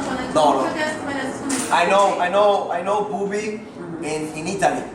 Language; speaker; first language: English; non-native, learner; Spanish